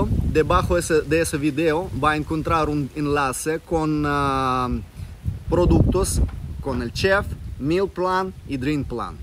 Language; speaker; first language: Spanish; non-native, fluent; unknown